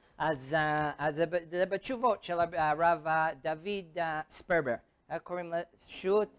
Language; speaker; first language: Hebrew; non-native, fluent; English